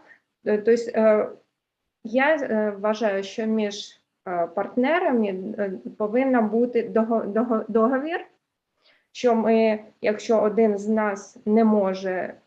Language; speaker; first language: Ukrainian; early bilingual, heritage; Ukrainian